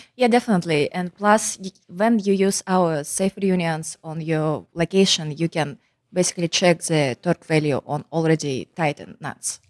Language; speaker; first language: English; non-native, fluent; Kazakh